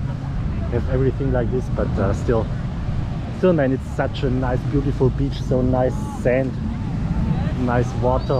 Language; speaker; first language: English; non-native, fluent; German